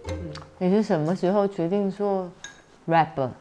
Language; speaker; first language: Chinese; non-native, fluent; Vietnamese